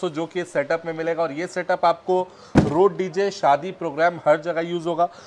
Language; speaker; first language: Hindi; native; Hindi